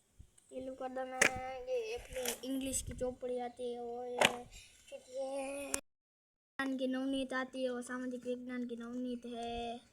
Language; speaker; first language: Hindi; non-native, local second language; Gujarati